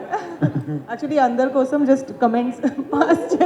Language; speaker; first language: Telugu; non-native, learner; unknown